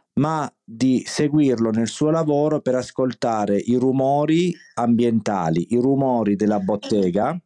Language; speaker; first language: Italian; native; Italian